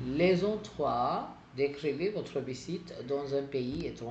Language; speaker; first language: French; non-native, fluent; Tamil